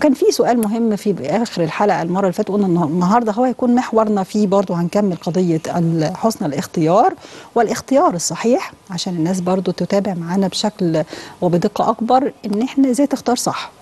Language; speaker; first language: Arabic; native; Arabic